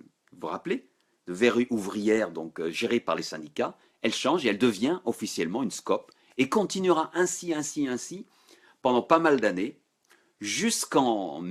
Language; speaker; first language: French; native; French